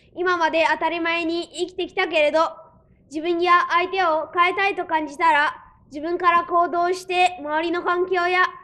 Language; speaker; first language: Japanese; early bilingual, other home language; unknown